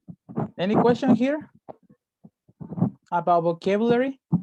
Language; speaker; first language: English; non-native, fluent; Spanish